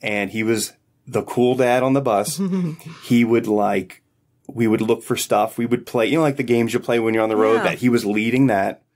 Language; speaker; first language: English; native; English